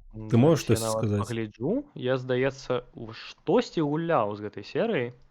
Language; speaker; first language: Belarusian; non-native, local second language; Russian